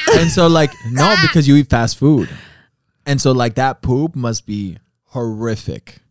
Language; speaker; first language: English; early bilingual, other home language; Spanish